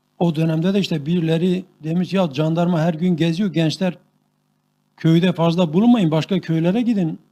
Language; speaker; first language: Turkish; non-native, local second language; Kurdish